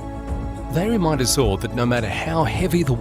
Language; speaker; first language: English; native; English